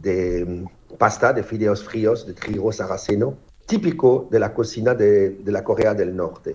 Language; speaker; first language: Spanish; non-native, fluent; Italian